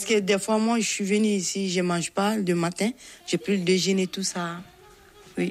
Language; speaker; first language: French; non-native, learner; Bambara